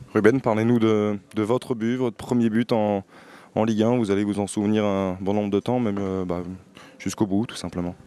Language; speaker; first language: French; native; French